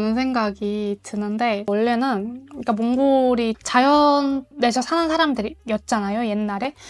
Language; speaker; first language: Korean; non-native, fluent; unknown